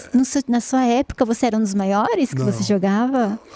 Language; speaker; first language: Portuguese; native; Portuguese